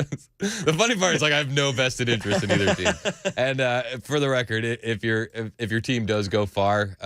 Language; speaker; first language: English; native; English